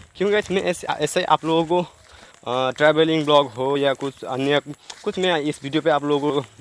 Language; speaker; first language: Hindi; non-native, local second language; Nepali